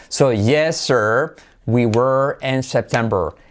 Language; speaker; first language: English; non-native, fluent; Spanish